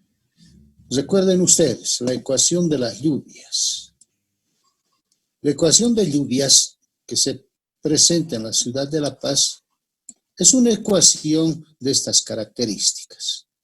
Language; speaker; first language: Spanish; native; Spanish